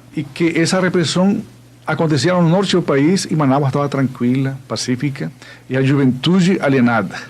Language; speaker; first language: Portuguese; non-native, fluent; Spanish